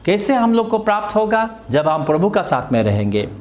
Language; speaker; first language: Hindi; non-native, local second language; Assamese